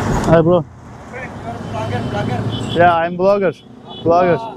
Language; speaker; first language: English; non-native, learner; Turkish